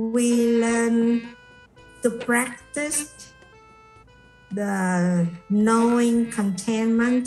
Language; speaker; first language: English; non-native, fluent; Vietnamese